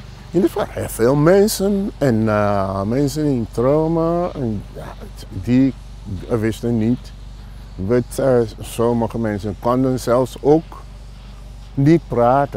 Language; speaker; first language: Dutch; non-native, fluent; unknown